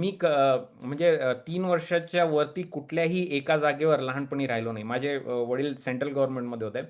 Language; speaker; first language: Marathi; native; Marathi